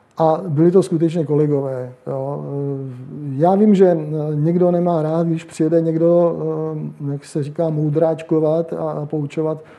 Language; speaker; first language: Czech; native; Czech